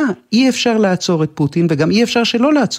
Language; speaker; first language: Hebrew; native; Hebrew